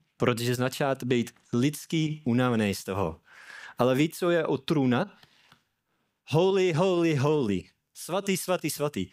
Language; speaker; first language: Czech; non-native, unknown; English